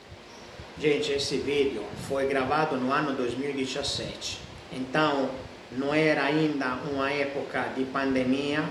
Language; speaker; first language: Portuguese; non-native, fluent; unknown